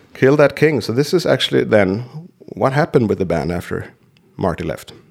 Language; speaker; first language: English; non-native, fluent; Swedish